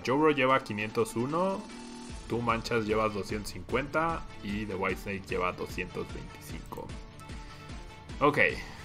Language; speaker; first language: Spanish; native; Spanish